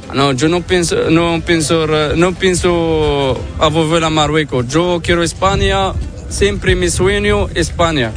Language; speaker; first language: Spanish; non-native, learner; Arabic